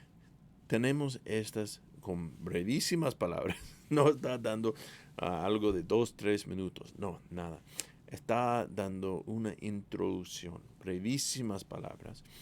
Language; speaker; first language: Spanish; non-native, fluent; English